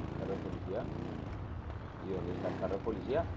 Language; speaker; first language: Spanish; native; Spanish